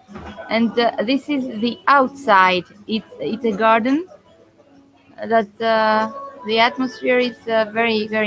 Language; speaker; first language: English; non-native, fluent; Greek